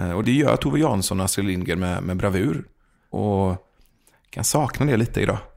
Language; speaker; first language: Swedish; early bilingual, other home language; Persian